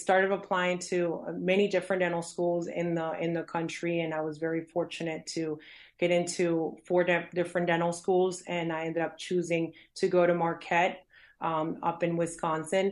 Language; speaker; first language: English; early bilingual, other home language; Spanish